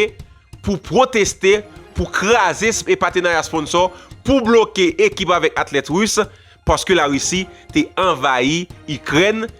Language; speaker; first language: French; non-native, local second language; Haitian Creole